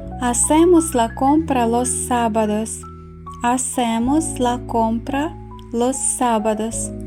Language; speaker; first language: Spanish; non-native, fluent; Ukrainian